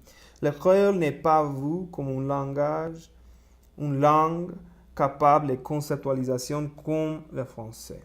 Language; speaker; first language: French; non-native, learner; Spanish